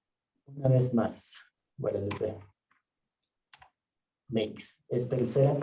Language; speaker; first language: Spanish; non-native, fluent; English